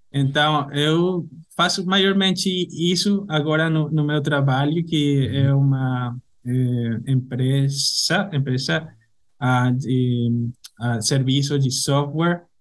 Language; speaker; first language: Portuguese; non-native, fluent; Spanish